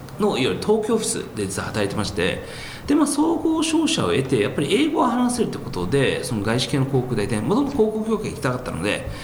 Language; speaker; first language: Japanese; early bilingual, heritage; Japanese